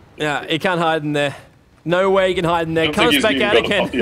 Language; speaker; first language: English; native; English